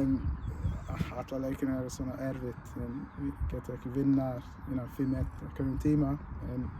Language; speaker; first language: Icelandic; non-native, learner; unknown